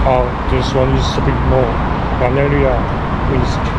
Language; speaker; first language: English; non-native, learner; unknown